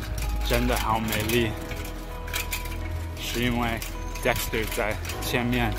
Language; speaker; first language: Chinese; non-native, learner; English